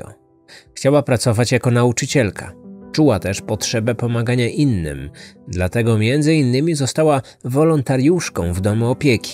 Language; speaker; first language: Polish; native; Polish